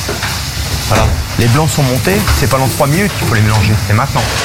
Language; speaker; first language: French; native; French